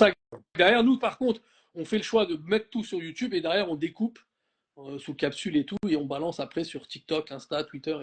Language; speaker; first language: French; native; French